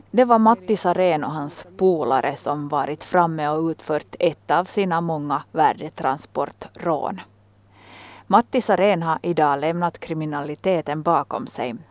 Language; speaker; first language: Swedish; native; Swedish